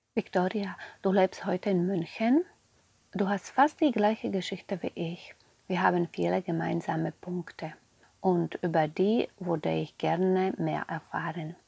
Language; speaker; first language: German; non-native, fluent; Slovak